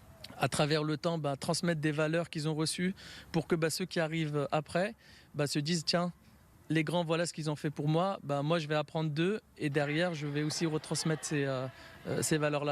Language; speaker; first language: French; native; French